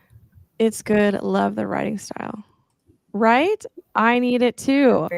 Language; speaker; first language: English; native; English